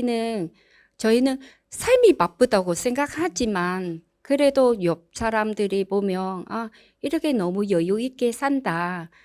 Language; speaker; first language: Korean; non-native, learner; Vietnamese